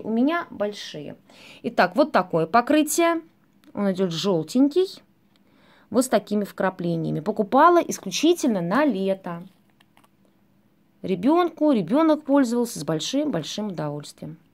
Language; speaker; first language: Russian; native; Russian